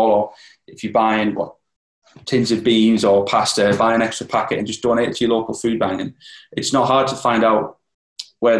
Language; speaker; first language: English; native; English